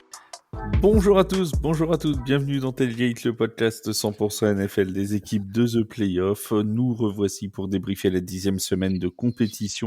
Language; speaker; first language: French; native; French